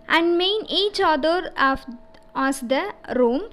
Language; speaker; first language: English; non-native, local second language; Tamil